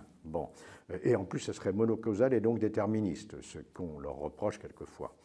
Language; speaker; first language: French; native; French